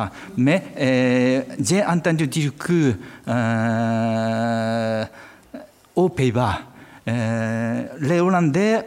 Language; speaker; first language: French; non-native, fluent; Japanese